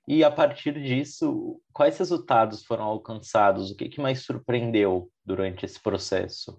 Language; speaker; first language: Portuguese; native; Portuguese